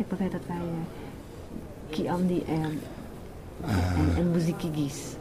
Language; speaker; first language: French; non-native, fluent; Western Frisian